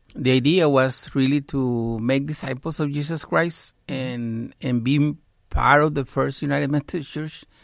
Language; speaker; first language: English; non-native, fluent; Spanish